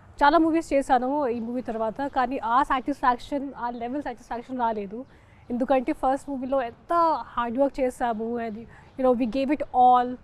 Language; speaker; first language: Telugu; non-native, fluent; Hindi